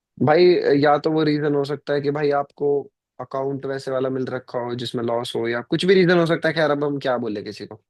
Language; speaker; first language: Hindi; native; Hindi